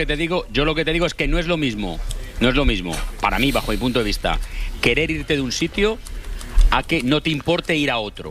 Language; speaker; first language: Spanish; native; Spanish